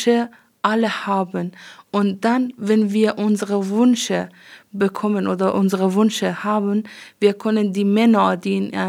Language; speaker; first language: German; non-native, learner; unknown